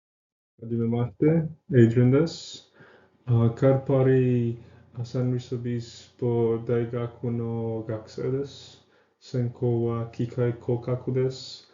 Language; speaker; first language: Japanese; non-native, learner; English